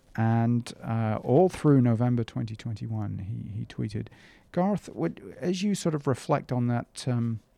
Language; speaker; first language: English; native; English